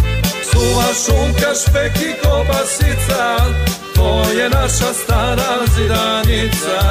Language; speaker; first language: Serbian; native; Serbian